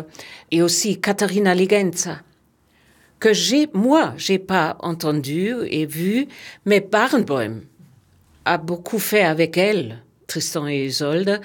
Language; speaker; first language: French; non-native, fluent; German